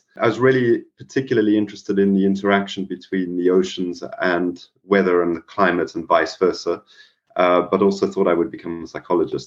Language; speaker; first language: English; native; English